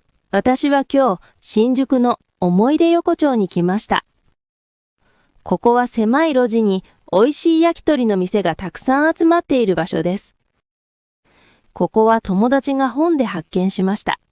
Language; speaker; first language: Japanese; non-native, fluent; Korean